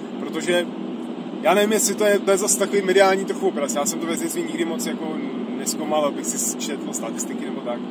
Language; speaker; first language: Czech; native; Czech